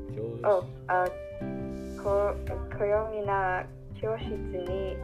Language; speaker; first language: Japanese; non-native, fluent; English